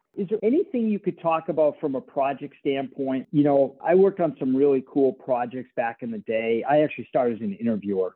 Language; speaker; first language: English; native; English